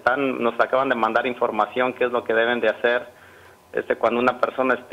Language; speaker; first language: Spanish; native; Spanish